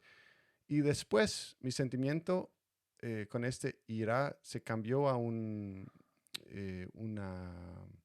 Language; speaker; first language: Spanish; non-native, fluent; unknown